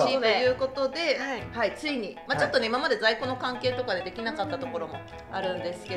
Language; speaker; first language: Japanese; native; Japanese